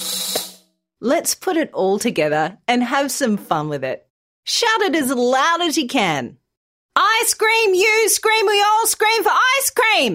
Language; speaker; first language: English; native; English